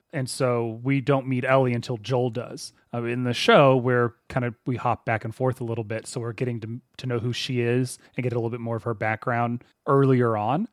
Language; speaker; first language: English; native; English